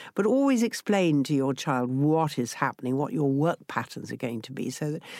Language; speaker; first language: English; native; English